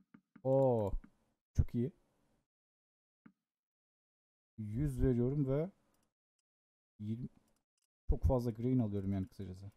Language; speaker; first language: Turkish; native; Turkish